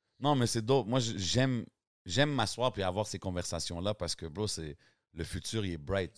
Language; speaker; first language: French; native; French